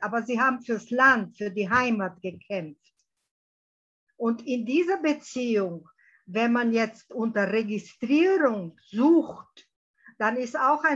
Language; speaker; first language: German; early bilingual, heritage; German